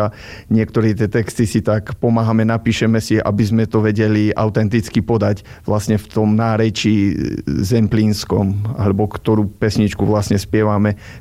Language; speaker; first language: Slovak; native; Slovak